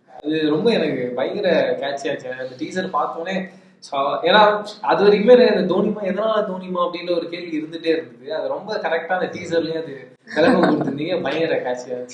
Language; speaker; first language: Tamil; native; Tamil